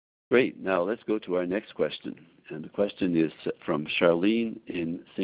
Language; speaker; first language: English; native; English